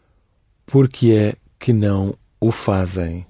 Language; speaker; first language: Portuguese; non-native, learner; English